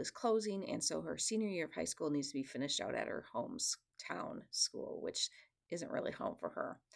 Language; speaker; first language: English; native; English